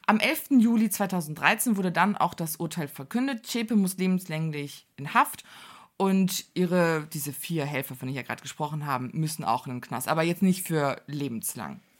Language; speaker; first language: German; early bilingual, other home language; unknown